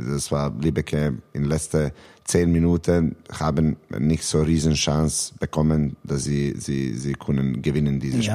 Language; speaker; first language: German; non-native, learner; Serbian